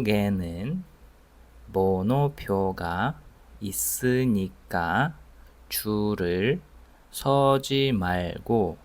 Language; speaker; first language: Korean; non-native, fluent; Russian